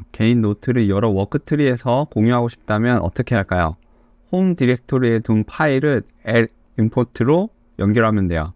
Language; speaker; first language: Korean; native; Korean